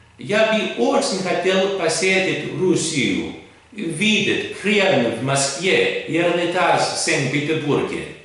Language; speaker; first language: Russian; non-native, learner; Greek